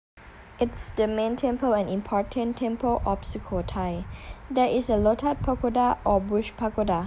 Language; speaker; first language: English; non-native, learner; Thai